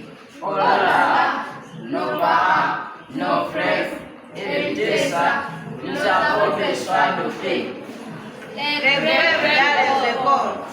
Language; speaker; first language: French; non-native, learner; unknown